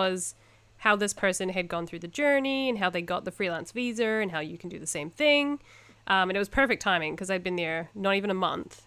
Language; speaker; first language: English; native; English